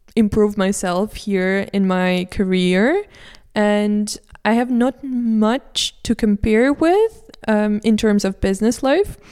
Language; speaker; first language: English; non-native, fluent; Russian